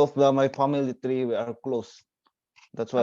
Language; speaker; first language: English; non-native, learner; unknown